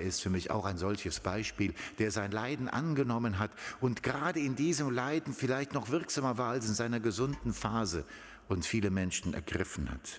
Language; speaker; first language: German; native; German